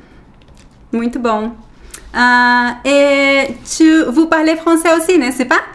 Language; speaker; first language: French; non-native, fluent; Portuguese